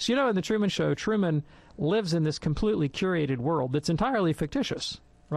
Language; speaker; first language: English; native; English